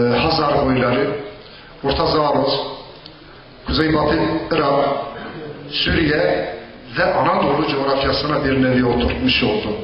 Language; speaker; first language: Turkish; non-native, local second language; Zaza